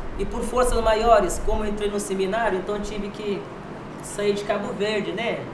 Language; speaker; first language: Portuguese; non-native, local second language; Kabuverdianu